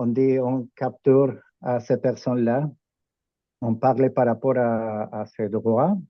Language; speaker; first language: French; non-native, fluent; Spanish